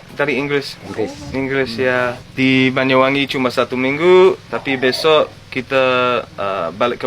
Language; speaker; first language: Indonesian; non-native, learner; English